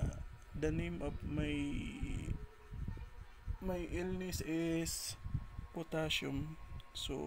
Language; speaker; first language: English; non-native, learner; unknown